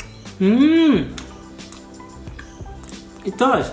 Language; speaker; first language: English; non-native, fluent; Korean